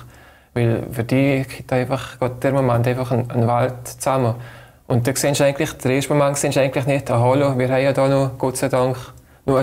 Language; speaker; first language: German; native; German